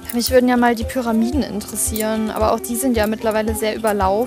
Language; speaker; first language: German; native; German